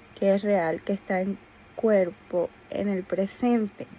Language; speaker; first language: Spanish; native; Spanish